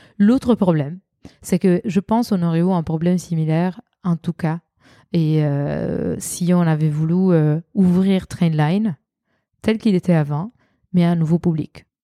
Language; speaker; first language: French; non-native, fluent; Italian